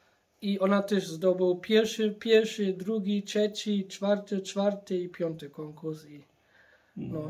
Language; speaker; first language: Polish; early bilingual, heritage; German